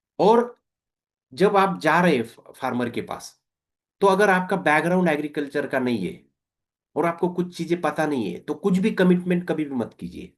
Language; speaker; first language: Hindi; non-native, local second language; Marathi